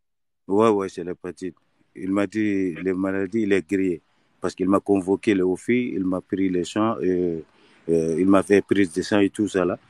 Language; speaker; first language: French; non-native, learner; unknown